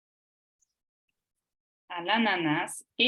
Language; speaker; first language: French; native; French